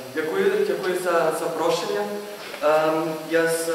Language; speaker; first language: Ukrainian; non-native, learner; German